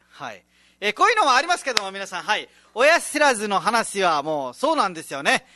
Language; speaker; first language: Japanese; non-native, fluent; Nepali